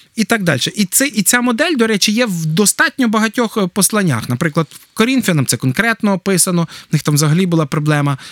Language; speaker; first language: Ukrainian; native; Ukrainian